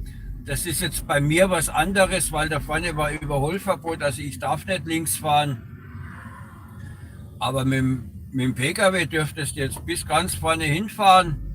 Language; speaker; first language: German; native; German